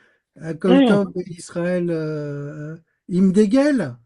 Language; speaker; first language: Hebrew; non-native, learner; French